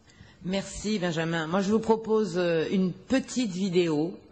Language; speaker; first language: French; native; French